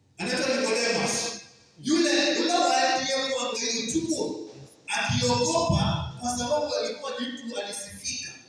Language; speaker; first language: Swahili; non-native, local second language; Kamba